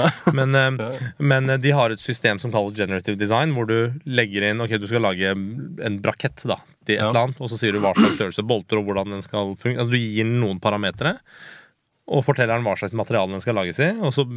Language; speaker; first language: Norwegian; early bilingual, other home language; Persian